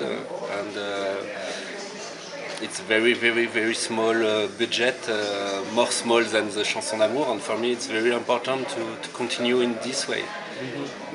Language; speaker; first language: English; non-native, learner; French